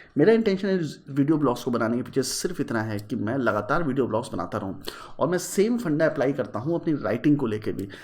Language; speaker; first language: Hindi; native; Hindi